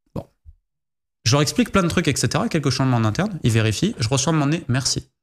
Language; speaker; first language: French; native; French